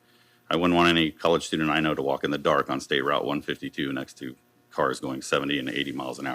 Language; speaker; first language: English; native; English